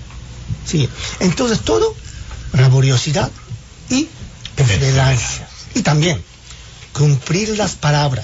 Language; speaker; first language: Spanish; non-native, fluent; Japanese